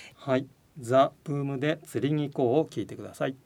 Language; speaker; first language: Japanese; native; Japanese